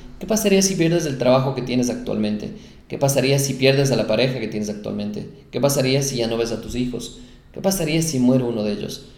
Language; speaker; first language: Spanish; native; Spanish